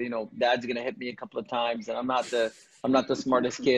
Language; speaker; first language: English; non-native, local second language; Tamil